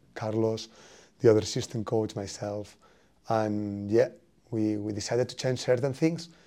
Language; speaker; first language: English; non-native, fluent; Spanish